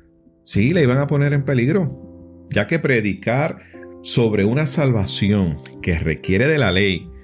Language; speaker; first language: Spanish; native; Spanish